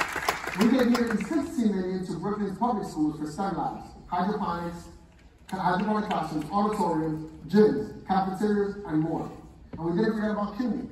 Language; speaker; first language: English; native; English